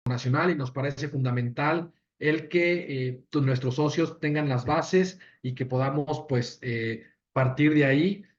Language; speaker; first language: Spanish; native; Spanish